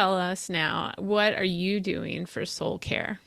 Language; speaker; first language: English; native; English